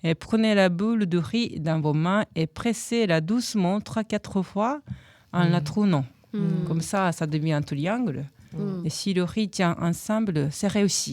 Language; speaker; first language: French; non-native, fluent; Japanese